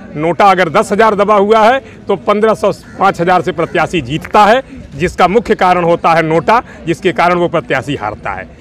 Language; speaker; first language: Hindi; native; Hindi